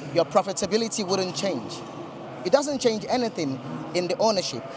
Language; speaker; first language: English; non-native, local second language; Yoruba